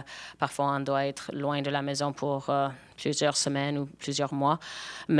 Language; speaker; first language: French; non-native, local second language; English